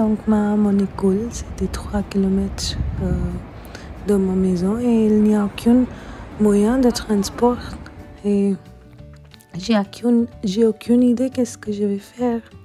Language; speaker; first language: French; non-native, learner; Hindi